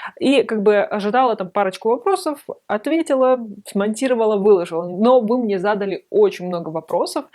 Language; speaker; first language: Russian; native; Russian